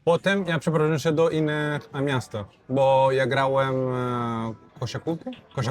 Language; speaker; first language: Polish; non-native, fluent; Portuguese